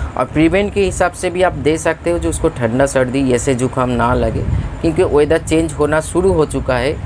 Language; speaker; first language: Hindi; non-native, local second language; Bangla